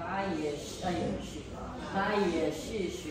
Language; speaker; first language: Chinese; non-native, learner; Filipino